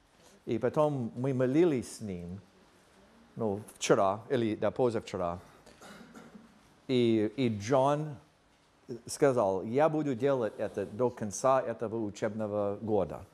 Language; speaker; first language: Russian; non-native, fluent; English